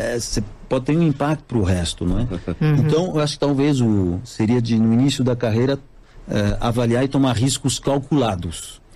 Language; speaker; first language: Portuguese; non-native, fluent; French